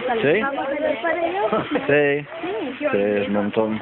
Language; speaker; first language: Spanish; non-native, learner; English